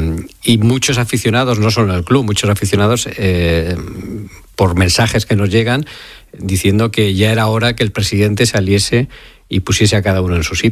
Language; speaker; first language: Spanish; native; Spanish